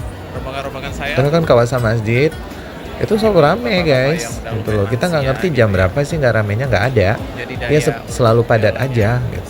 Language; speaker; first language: Indonesian; native; Indonesian